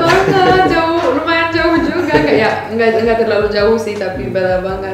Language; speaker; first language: Indonesian; non-native, fluent; Romanian